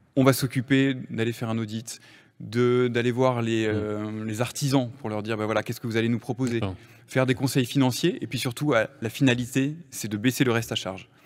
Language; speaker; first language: French; native; French